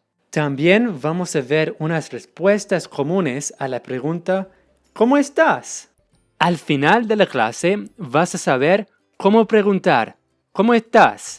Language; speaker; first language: Spanish; non-native, fluent; English